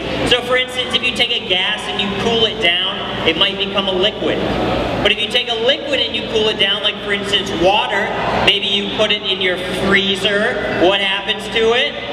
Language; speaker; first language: English; native; English